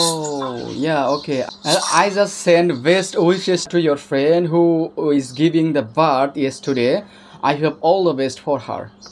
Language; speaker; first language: English; non-native, learner; Bangla